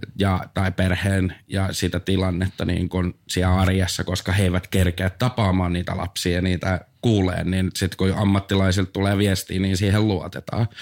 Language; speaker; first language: Finnish; native; Finnish